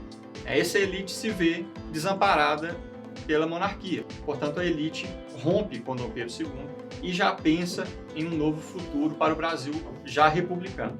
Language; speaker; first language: Portuguese; native; Portuguese